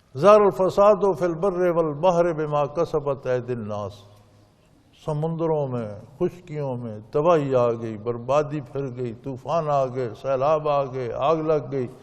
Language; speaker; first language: Urdu; non-native, local second language; Punjabi